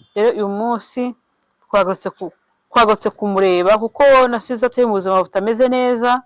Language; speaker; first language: Kinyarwanda; native; Kinyarwanda